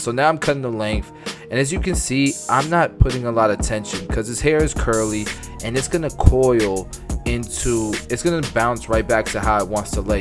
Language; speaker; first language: English; native; English